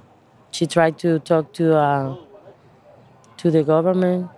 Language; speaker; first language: English; non-native, learner; Spanish